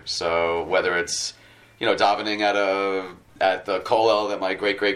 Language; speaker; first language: English; native; English